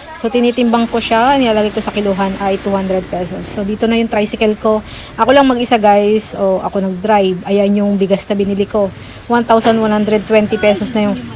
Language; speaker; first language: Filipino; native; Filipino